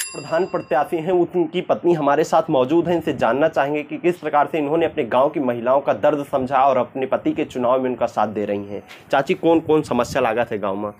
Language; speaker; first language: Hindi; native; Hindi